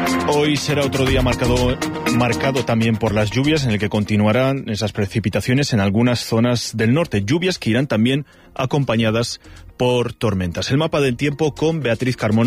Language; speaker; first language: Spanish; native; Spanish